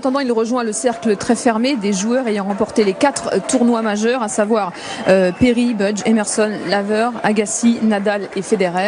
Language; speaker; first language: French; native; French